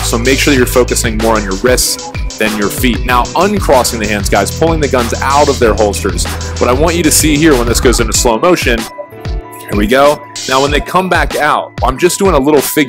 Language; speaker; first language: English; native; English